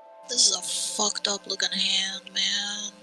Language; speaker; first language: English; native; English